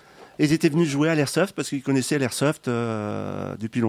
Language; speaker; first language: French; native; French